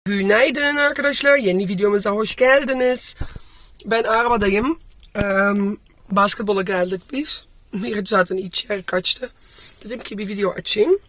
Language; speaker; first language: Turkish; early bilingual, heritage; Turkish